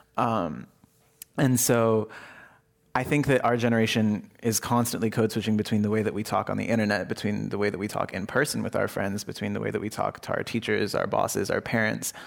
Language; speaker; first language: English; early bilingual, other home language; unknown